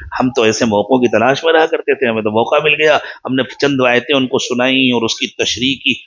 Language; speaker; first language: Urdu; native; Urdu